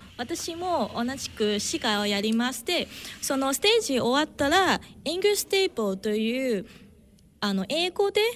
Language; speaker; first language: Japanese; non-native, fluent; Cantonese